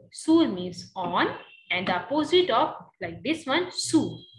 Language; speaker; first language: English; non-native, local second language; Hindi